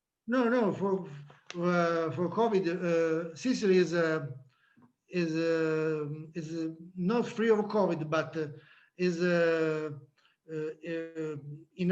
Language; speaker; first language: English; non-native, learner; Italian